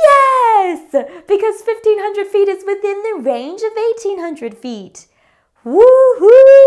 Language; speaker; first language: English; native; English